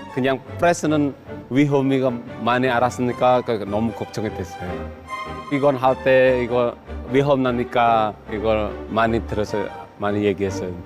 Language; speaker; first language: Korean; non-native, learner; Javanese